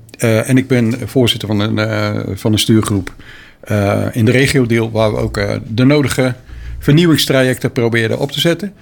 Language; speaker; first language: Dutch; native; Dutch